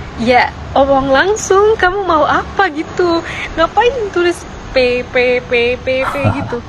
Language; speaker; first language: Indonesian; non-native, fluent; Turkish